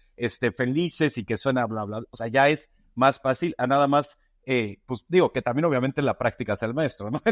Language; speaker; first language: Spanish; native; Spanish